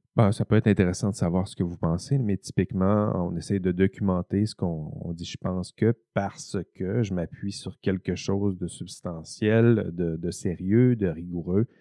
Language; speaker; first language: French; native; French